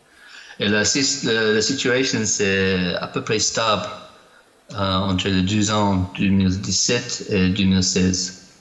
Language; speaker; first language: French; non-native, learner; English